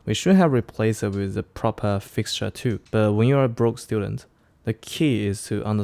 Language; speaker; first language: English; non-native, fluent; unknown